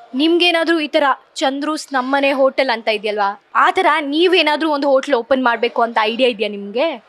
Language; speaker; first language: Kannada; native; Kannada